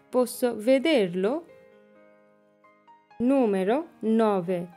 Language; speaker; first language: Italian; non-native, learner; Bangla